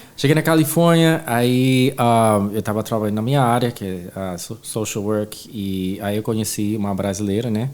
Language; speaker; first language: Portuguese; non-native, fluent; English